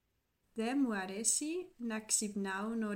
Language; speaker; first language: Greek; non-native, learner; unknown